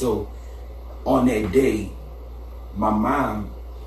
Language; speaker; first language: English; native; English